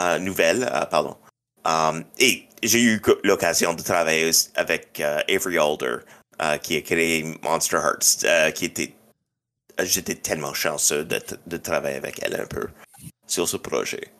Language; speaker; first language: French; non-native, local second language; English